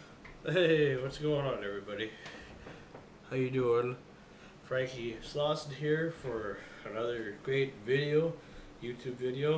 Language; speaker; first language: English; native; English